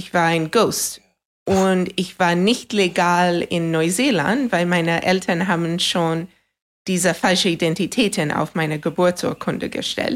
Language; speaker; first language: German; non-native, fluent; English